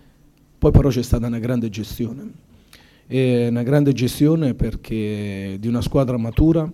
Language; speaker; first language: Italian; native; Italian